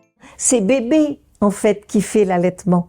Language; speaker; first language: French; native; French